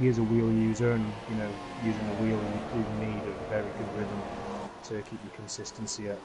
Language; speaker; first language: English; native; English